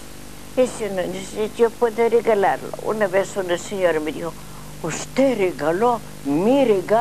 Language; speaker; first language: Spanish; non-native, learner; Russian